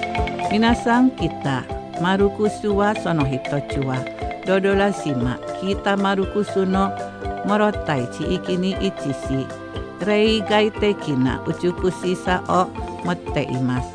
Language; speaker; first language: Japanese; non-native, fluent; Indonesian